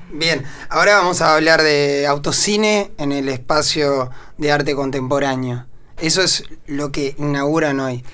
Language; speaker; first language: Spanish; native; Spanish